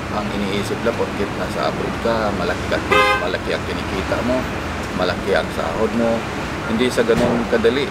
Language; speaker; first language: Filipino; native; Filipino